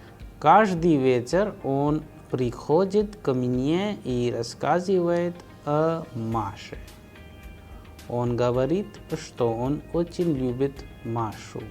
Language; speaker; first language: Russian; non-native, fluent; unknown